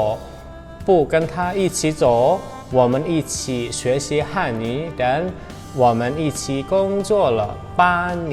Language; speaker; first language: Chinese; non-native, fluent; Indonesian